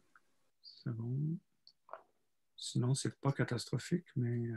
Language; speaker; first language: French; native; French